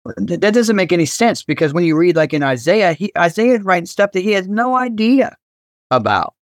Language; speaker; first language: English; native; English